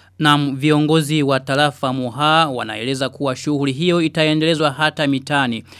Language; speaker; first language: Swahili; non-native, local second language; Rundi